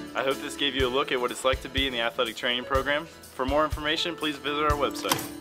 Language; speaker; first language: English; native; English